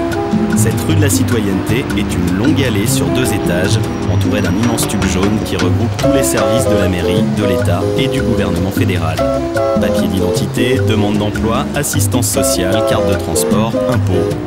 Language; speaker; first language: French; native; French